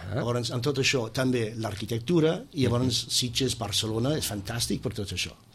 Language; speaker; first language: Catalan; non-native, fluent; English